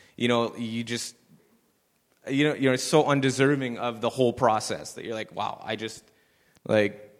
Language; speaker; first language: English; native; English